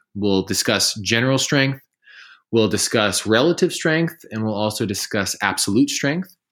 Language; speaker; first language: English; native; English